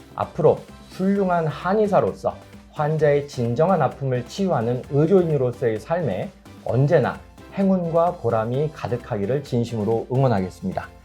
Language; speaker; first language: Korean; native; Korean